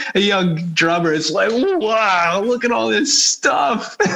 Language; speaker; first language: English; native; English